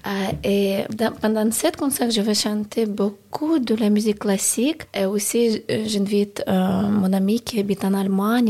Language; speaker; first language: French; non-native, learner; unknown